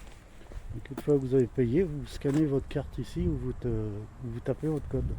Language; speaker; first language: French; native; French